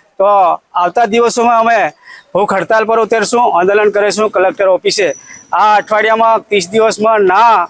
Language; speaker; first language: Gujarati; non-native, local second language; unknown